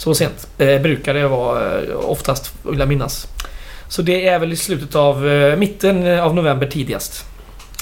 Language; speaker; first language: Swedish; native; Swedish